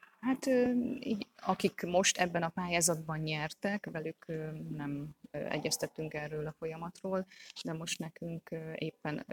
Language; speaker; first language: Hungarian; native; Hungarian